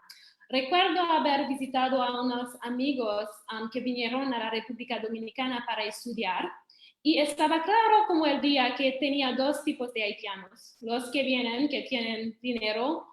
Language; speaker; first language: Spanish; non-native, fluent; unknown